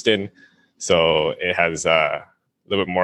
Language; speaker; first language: English; native; English